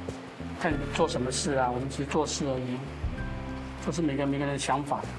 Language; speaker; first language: Chinese; native; Chinese